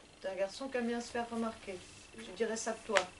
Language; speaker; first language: French; native; French